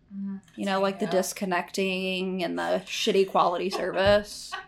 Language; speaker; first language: English; native; English